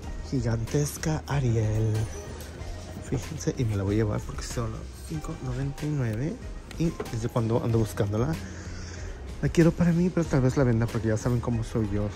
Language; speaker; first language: Spanish; native; Spanish